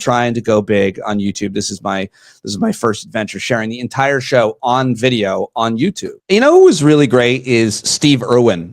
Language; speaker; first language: English; native; English